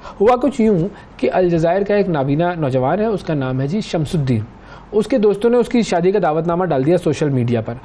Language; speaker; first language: Urdu; native; Urdu